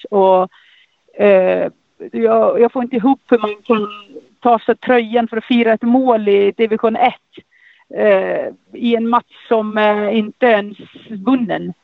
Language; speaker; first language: Swedish; non-native, fluent; Icelandic